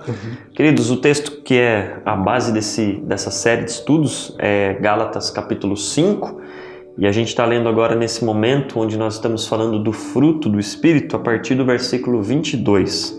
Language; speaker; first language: Portuguese; native; Portuguese